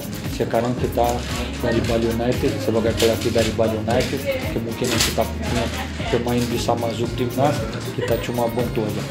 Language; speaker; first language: Indonesian; non-native, fluent; Portuguese